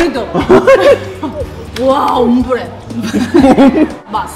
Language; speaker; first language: Spanish; non-native, learner; Korean